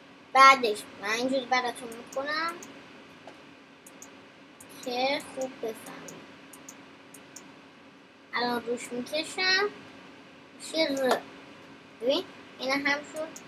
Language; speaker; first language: Persian; early bilingual, heritage; Persian